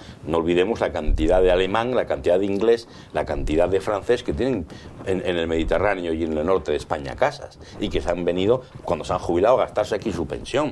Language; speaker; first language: Spanish; native; Spanish